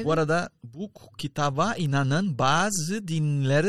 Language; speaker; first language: Turkish; non-native, fluent; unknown